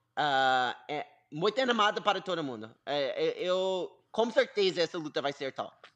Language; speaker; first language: Portuguese; non-native, learner; English